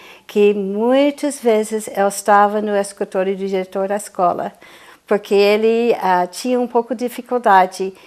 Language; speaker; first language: Portuguese; non-native, fluent; English